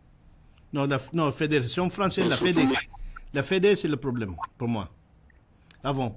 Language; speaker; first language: French; non-native, learner; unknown